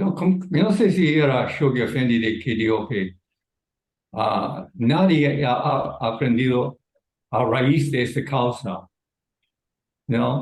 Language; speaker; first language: Spanish; non-native, fluent; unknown